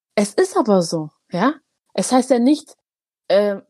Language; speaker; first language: German; early bilingual, other home language; Tigrinya